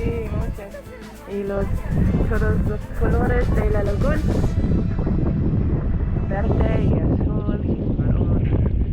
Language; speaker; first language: Spanish; non-native, learner; English